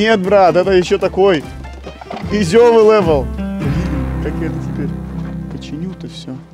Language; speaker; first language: Russian; native; Russian